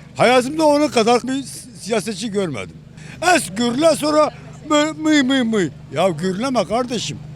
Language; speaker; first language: Turkish; native; Turkish